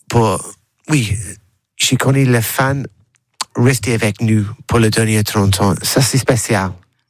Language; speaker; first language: French; non-native, learner; English